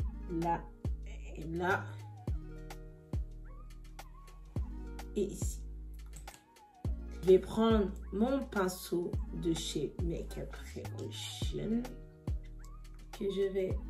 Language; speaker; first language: French; native; French